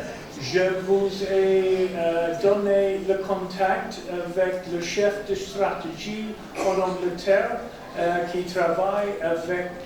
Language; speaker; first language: French; non-native, fluent; English